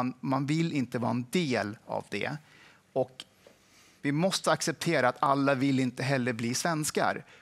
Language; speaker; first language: Swedish; early bilingual, other home language; Persian